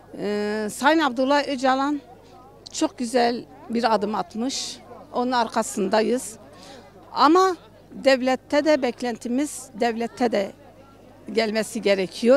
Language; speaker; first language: Turkish; non-native, local second language; Kurdish